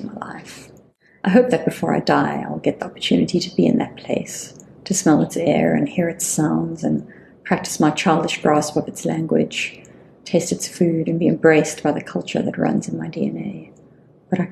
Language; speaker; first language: English; native; English